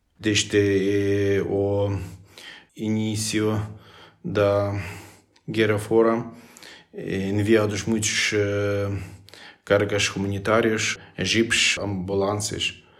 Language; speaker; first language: Portuguese; non-native, learner; Ukrainian